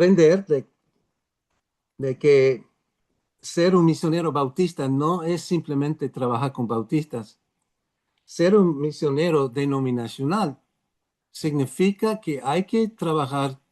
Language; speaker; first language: Spanish; non-native, fluent; Dutch